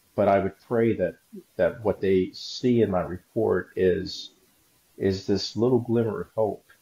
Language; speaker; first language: English; native; English